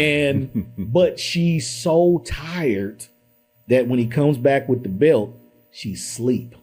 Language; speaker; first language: English; native; English